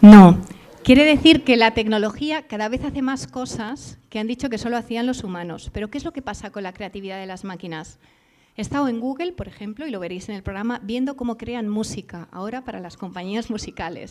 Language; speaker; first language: Spanish; native; Spanish